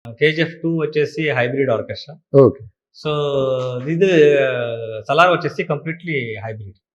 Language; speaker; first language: Telugu; non-native, learner; Kannada